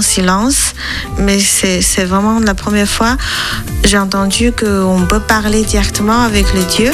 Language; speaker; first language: French; non-native, learner; Chinese